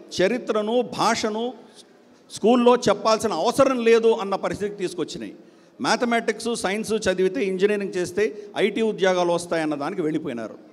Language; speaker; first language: Telugu; native; Telugu